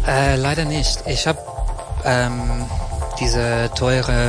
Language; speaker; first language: German; non-native, fluent; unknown